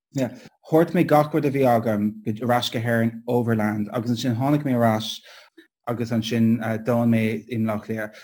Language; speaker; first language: Irish; non-native, local second language; English